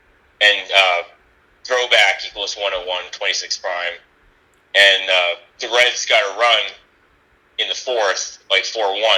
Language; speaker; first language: English; native; English